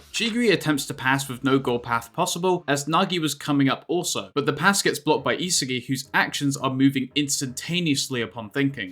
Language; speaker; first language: English; native; English